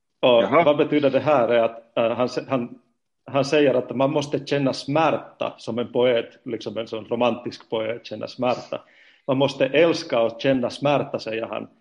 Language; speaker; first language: Swedish; non-native, fluent; Finnish